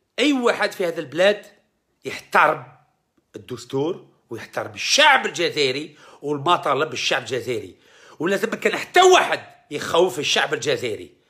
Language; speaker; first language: Arabic; early bilingual, heritage; Arabic